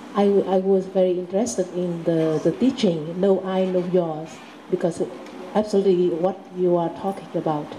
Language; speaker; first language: English; non-native, learner; Vietnamese